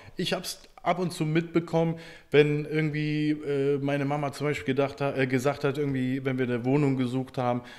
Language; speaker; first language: German; native; German